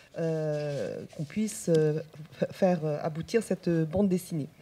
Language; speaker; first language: French; non-native, local second language; Chinese